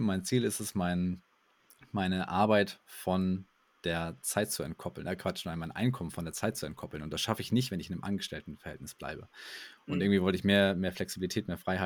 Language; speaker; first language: German; native; German